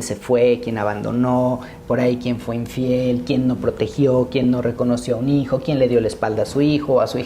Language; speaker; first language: Spanish; native; Spanish